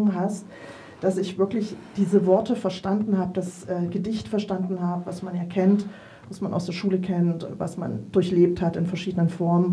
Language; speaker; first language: German; native; German